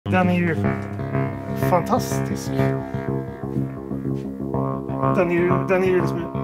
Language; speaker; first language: Swedish; native; Swedish